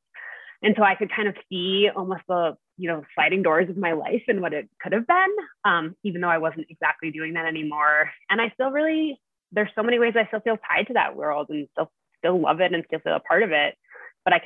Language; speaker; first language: English; native; English